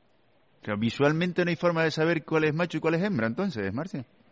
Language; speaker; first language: Spanish; native; Spanish